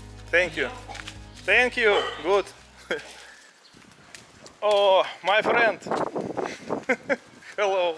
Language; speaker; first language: English; non-native, learner; Russian